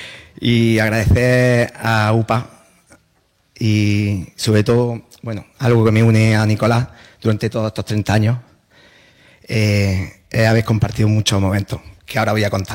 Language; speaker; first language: Spanish; native; Spanish